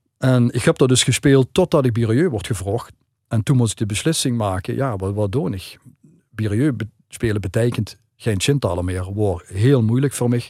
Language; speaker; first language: Dutch; native; Dutch